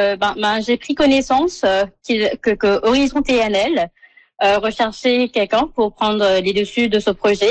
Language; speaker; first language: French; non-native, local second language; Morisyen